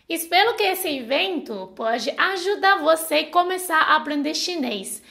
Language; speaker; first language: Portuguese; non-native, fluent; Chinese